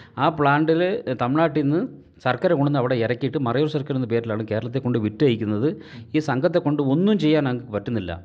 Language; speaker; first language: Malayalam; non-native, local second language; Tamil